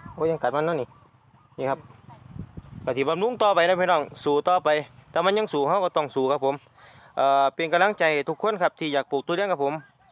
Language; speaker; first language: Thai; native; Thai